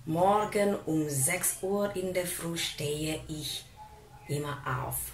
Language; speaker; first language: German; non-native, fluent; Indonesian